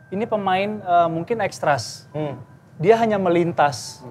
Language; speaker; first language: Indonesian; native; Indonesian